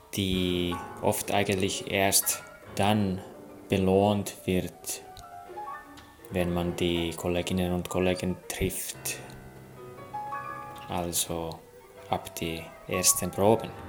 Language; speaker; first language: German; non-native, fluent; Finnish